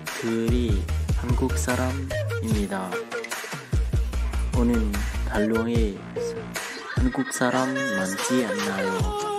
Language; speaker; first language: Korean; non-native, learner; Hmong